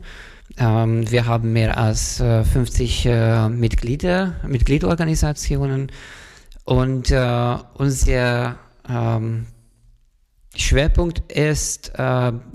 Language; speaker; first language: German; non-native, fluent; Hungarian